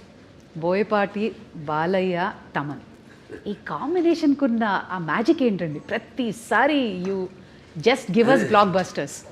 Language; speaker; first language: Telugu; native; Telugu